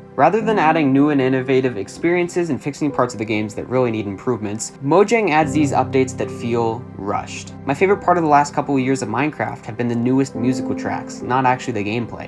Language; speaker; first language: English; native; English